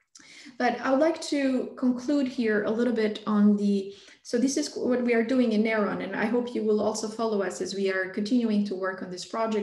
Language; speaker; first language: English; non-native, fluent; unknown